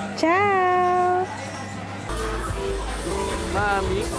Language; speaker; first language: Italian; non-native, learner; Filipino